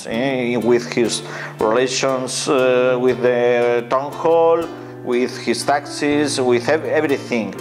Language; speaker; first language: English; non-native, fluent; Spanish